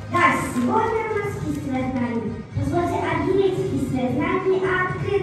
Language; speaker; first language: Russian; non-native, learner; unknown